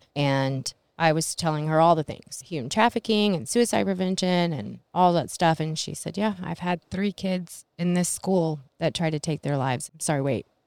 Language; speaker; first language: English; native; English